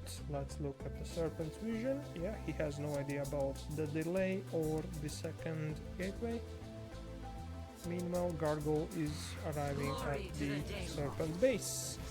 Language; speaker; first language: English; non-native, fluent; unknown